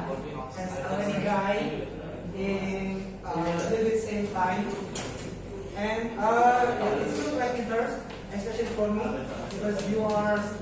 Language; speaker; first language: English; non-native, local second language; Indonesian